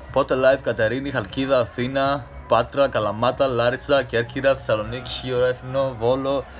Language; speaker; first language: Greek; early bilingual, other home language; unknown